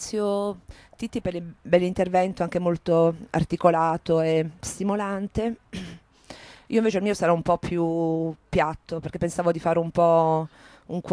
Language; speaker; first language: Italian; native; Italian